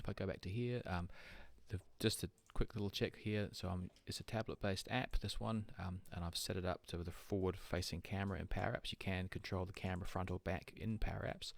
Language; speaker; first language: English; native; English